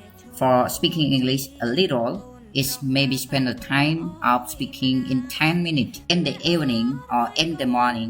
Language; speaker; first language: English; non-native, learner; Khmer